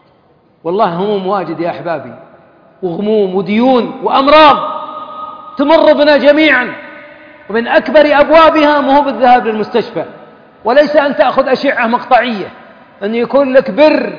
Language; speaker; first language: Arabic; native; Arabic